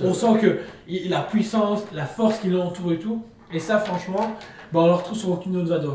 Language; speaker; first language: French; native; French